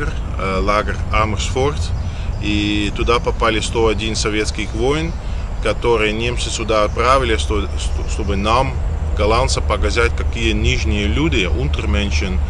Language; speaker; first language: Russian; non-native, fluent; Dutch